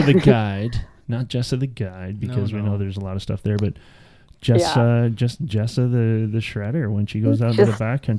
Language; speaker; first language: English; native; English